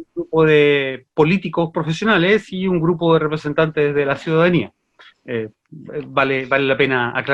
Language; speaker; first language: Spanish; native; Spanish